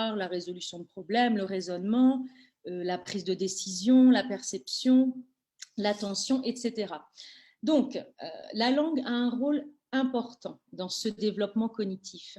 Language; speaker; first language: French; native; French